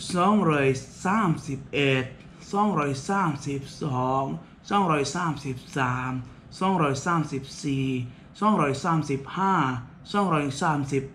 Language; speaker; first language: Thai; non-native, learner; Indonesian